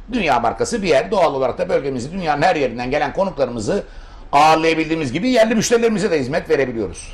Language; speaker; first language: Turkish; native; Turkish